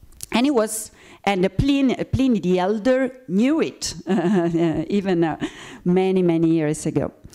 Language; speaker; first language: English; non-native, fluent; Italian